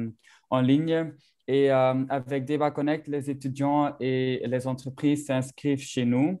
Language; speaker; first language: French; non-native, local second language; Dutch